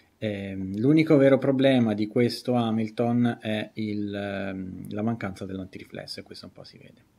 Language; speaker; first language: Italian; native; Italian